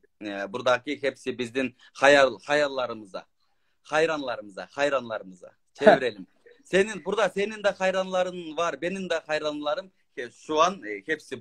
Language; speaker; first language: Turkish; non-native, learner; Kyrgyz